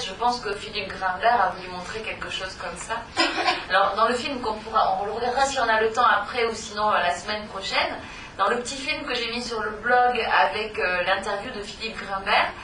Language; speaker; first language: French; native; French